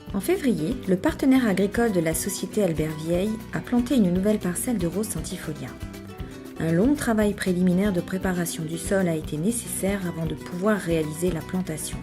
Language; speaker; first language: French; native; French